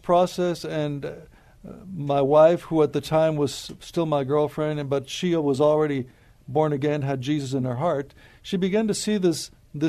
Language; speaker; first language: English; native; English